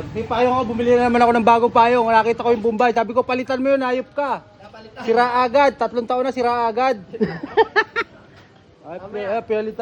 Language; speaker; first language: Filipino; native; Filipino